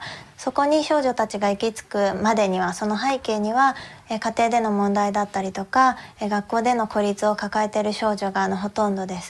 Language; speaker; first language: Japanese; native; Japanese